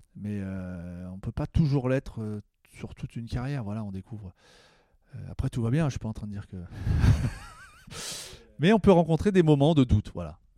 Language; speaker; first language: French; native; French